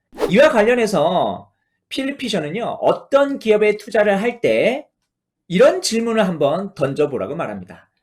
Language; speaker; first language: Korean; native; Korean